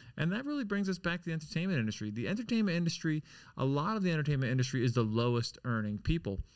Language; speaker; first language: English; native; English